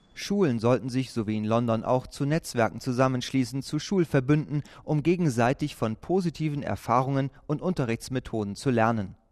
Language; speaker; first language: German; native; German